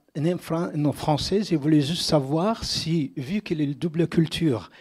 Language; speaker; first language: French; non-native, local second language; Arabic